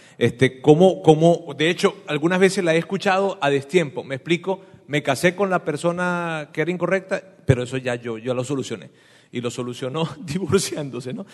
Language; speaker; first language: Spanish; native; Spanish